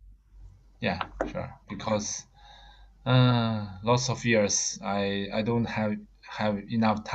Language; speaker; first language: English; non-native, learner; Chinese